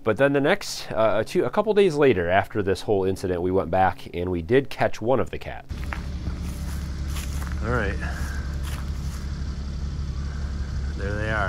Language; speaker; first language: English; native; English